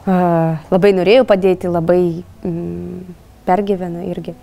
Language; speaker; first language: Lithuanian; non-native, learner; Ukrainian